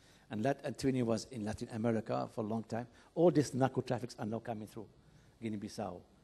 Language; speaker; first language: English; non-native, fluent; Arabic